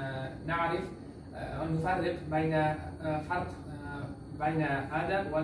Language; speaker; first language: Arabic; non-native, learner; Uzbek